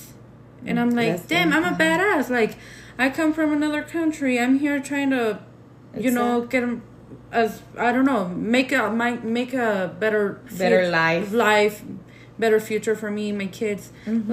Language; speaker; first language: English; non-native, fluent; Spanish